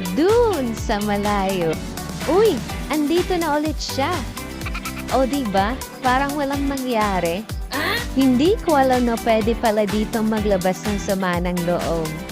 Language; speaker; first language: Filipino; non-native, local second language; Waray